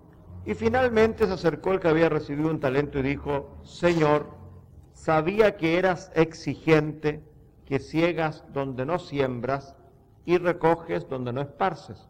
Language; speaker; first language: Spanish; native; Spanish